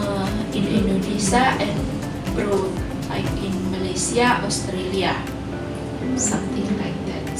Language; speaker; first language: English; non-native, fluent; Indonesian